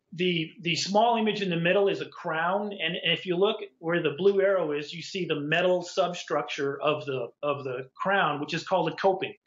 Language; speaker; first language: English; native; English